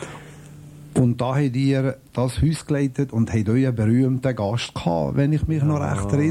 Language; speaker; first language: German; native; German